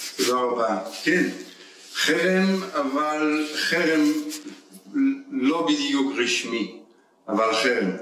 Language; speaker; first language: Hebrew; early bilingual, heritage; Hebrew